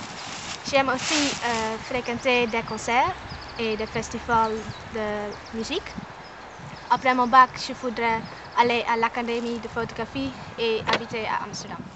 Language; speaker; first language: French; non-native, learner; Dutch